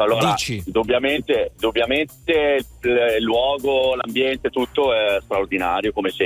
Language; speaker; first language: Italian; native; Italian